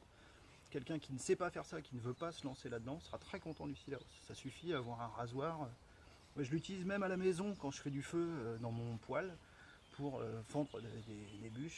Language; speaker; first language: French; native; French